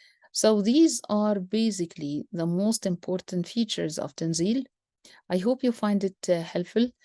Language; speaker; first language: English; non-native, fluent; Arabic